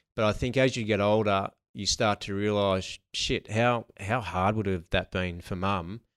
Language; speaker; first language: English; native; English